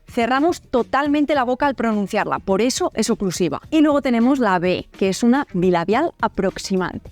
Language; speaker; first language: Spanish; native; Spanish